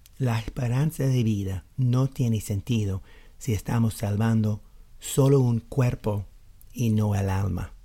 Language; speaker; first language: Spanish; non-native, fluent; English